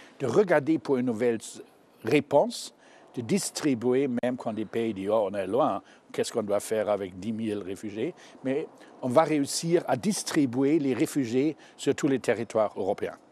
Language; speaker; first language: French; non-native, fluent; German